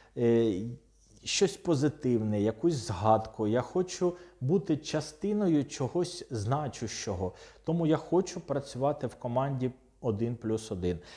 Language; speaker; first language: Ukrainian; non-native, local second language; Russian